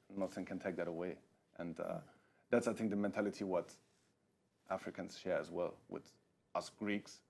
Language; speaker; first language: English; non-native, fluent; German